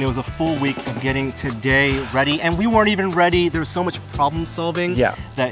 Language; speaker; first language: English; native; English